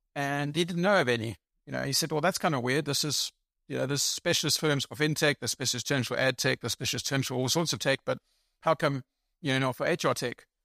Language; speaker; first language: English; native; English